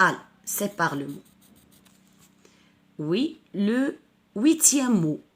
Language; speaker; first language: French; non-native, local second language; Arabic